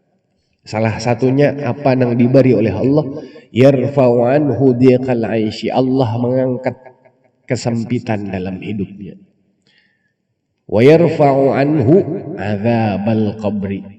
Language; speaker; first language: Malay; non-native, local second language; Banjar